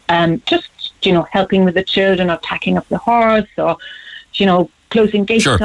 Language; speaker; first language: English; non-native, fluent; German